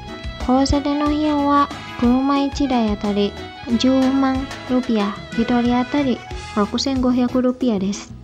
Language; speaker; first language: Japanese; non-native, fluent; Indonesian